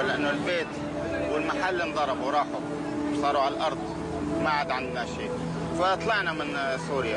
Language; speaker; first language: Arabic; native; Arabic